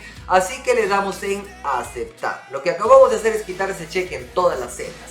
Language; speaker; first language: Spanish; native; Spanish